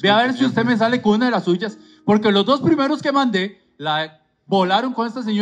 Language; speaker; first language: Spanish; native; Spanish